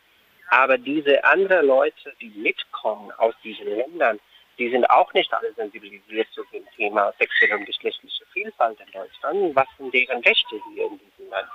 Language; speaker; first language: German; non-native, fluent; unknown